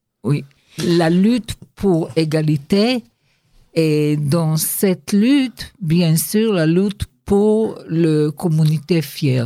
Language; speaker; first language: French; non-native, learner; Hebrew